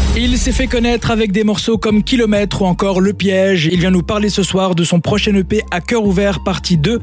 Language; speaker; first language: French; native; French